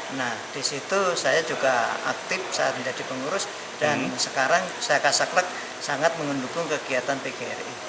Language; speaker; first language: Indonesian; non-native, local second language; Javanese